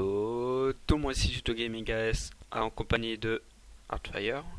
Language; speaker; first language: French; native; French